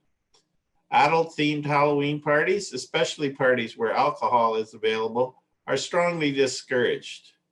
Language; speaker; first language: English; native; English